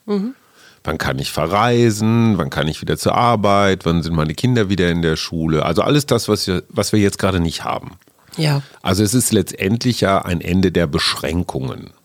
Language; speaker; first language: German; native; German